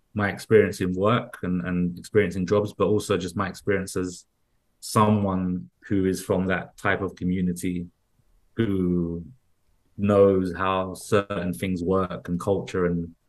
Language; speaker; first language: English; early bilingual, other home language; Spanish